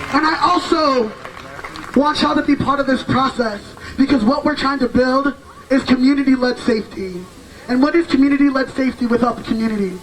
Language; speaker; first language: English; early bilingual, other home language; Yoruba